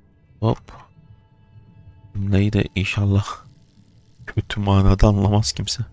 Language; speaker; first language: Turkish; native; Turkish